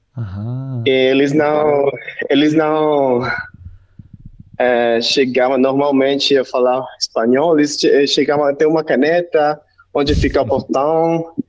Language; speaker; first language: Portuguese; non-native, learner; Spanish